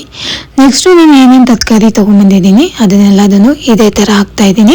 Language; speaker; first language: Kannada; native; Kannada